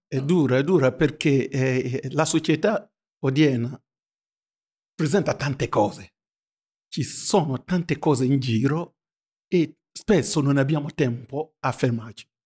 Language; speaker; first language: Italian; non-native, fluent; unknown